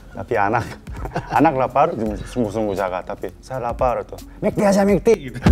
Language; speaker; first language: Indonesian; non-native, learner; Korean